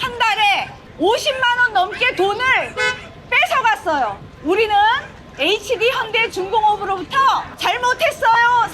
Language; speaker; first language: Korean; non-native, fluent; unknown